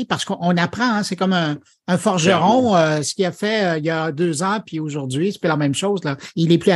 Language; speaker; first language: French; native; French